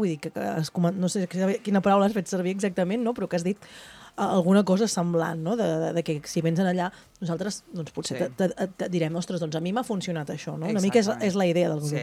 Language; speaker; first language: Catalan; native; Catalan